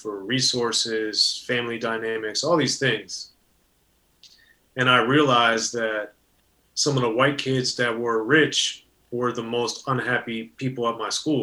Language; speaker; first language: English; native; English